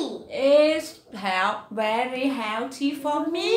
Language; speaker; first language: English; non-native, learner; Vietnamese